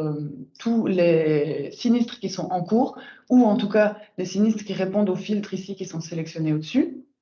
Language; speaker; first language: French; native; French